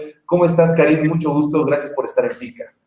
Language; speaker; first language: Spanish; native; Spanish